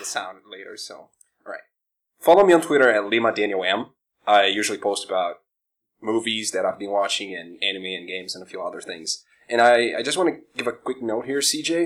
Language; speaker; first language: English; non-native, fluent; Portuguese